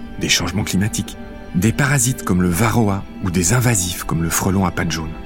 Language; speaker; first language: French; native; French